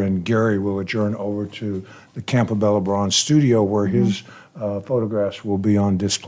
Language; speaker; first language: English; native; English